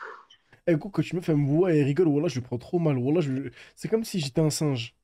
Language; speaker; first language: French; native; French